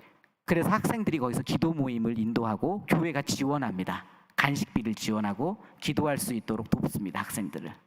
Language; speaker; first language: Korean; native; Korean